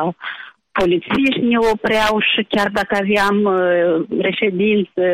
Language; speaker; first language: Romanian; native; Romanian